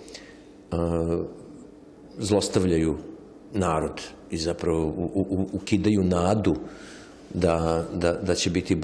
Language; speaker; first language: Serbian; native; Serbian